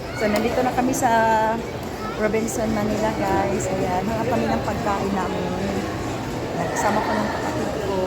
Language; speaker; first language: Filipino; non-native, local second language; Cebuano